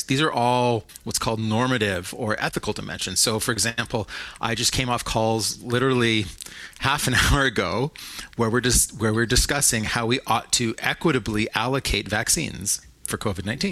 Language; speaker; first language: English; native; English